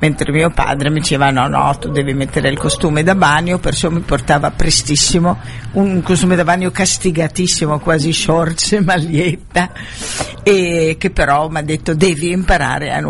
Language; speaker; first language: Italian; non-native, fluent; Arabic